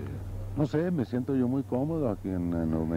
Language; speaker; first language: Spanish; early bilingual, other home language; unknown